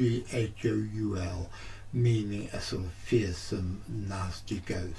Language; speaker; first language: English; native; English